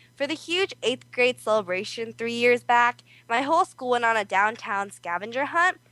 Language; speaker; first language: English; early bilingual, other home language; Korean